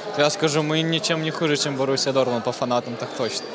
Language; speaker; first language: Russian; native; Russian